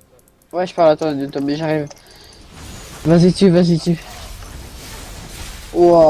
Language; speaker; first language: French; native; French